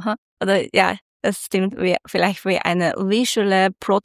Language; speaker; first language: German; non-native, learner; Chinese